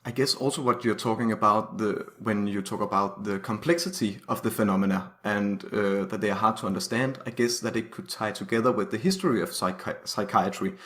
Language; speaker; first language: English; non-native, fluent; Danish